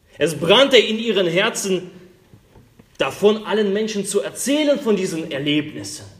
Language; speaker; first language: German; non-native, fluent; Russian